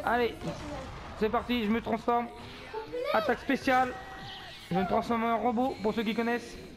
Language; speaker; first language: French; native; French